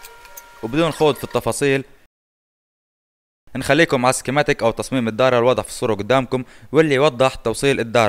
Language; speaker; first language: Arabic; native; Arabic